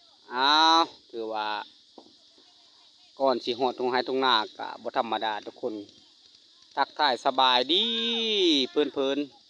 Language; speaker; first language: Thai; non-native, local second language; Lao